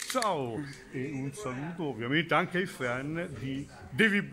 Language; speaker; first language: Italian; native; Italian